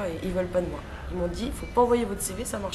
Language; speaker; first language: French; native; French